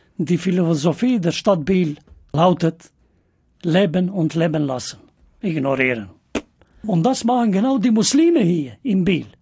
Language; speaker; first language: German; non-native, fluent; Albanian